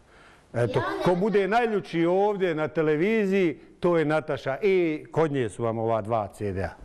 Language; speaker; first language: Bosnian; native; Bosnian